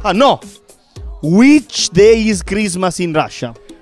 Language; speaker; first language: English; non-native, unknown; Italian